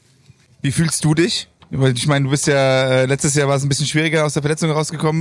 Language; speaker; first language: German; native; German